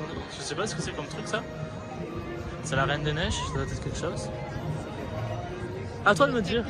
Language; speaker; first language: French; native; French